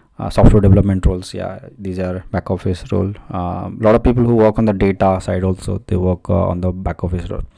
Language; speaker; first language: English; non-native, local second language; Odia